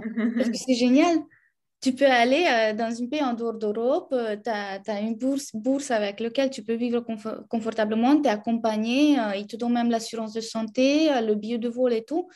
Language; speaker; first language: French; non-native, fluent; Romanian